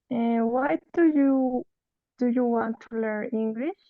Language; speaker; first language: English; non-native, learner; Spanish